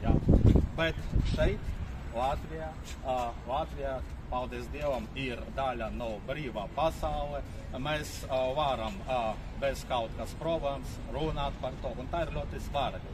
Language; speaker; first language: Latvian; non-native, fluent; Russian